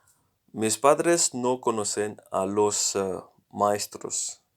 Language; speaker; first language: Spanish; non-native, learner; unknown